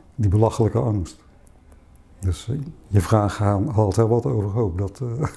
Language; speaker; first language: Dutch; native; Dutch